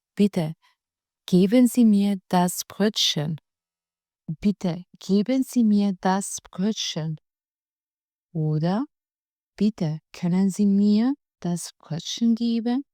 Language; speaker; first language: German; non-native, fluent; Albanian